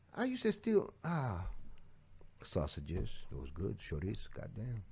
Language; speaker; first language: English; non-native, fluent; Portuguese